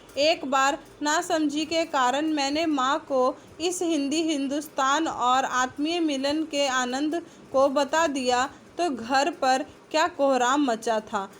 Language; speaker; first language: Hindi; native; Hindi